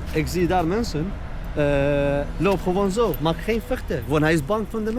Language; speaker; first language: Dutch; non-native, learner; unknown